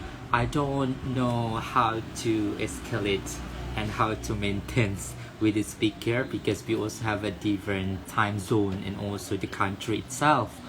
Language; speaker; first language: English; non-native, local second language; Indonesian